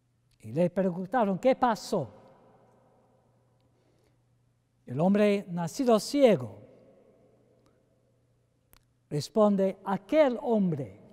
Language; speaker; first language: Spanish; non-native, fluent; English